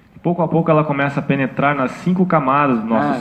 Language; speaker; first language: Portuguese; native; Portuguese